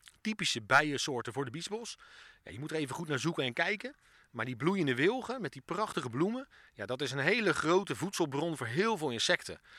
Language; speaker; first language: Dutch; native; Dutch